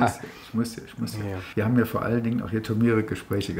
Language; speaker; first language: German; native; German